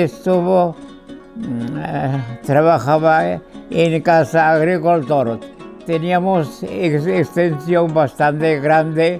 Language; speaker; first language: Spanish; non-native, fluent; Georgian